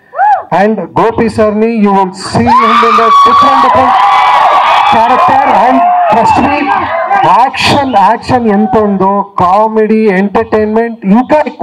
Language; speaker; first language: Telugu; non-native, learner; Kannada